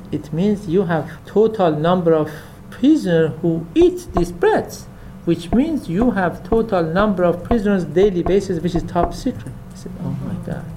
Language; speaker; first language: English; non-native, fluent; Persian